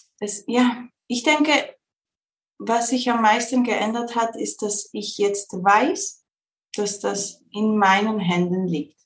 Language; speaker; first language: German; early bilingual, heritage; Spanish